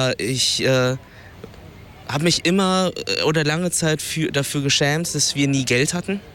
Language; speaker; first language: German; early bilingual, other home language; Vietnamese